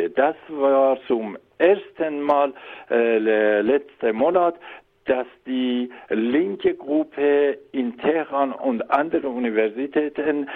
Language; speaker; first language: German; non-native, learner; Persian